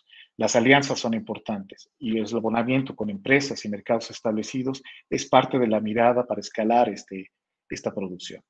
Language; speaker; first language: Spanish; native; Spanish